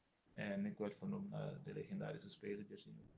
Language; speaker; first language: Dutch; non-native, local second language; Sranan Tongo